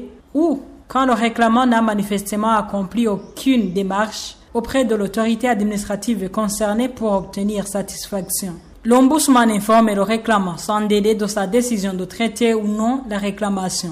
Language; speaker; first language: French; non-native, local second language; Rundi